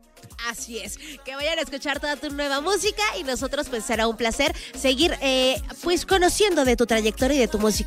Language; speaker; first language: Spanish; native; Spanish